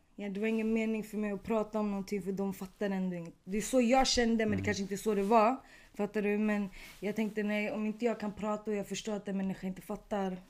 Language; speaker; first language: Swedish; early bilingual, other home language; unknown